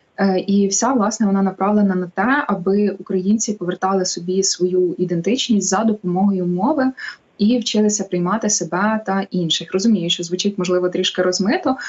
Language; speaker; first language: Ukrainian; native; Ukrainian